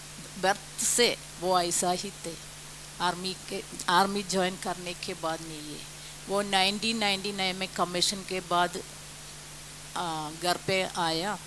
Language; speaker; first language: Hindi; non-native, local second language; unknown